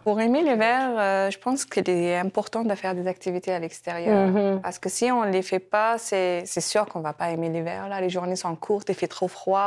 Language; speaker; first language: French; non-native, local second language; Kabyle